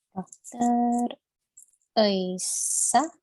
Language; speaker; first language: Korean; non-native, learner; Indonesian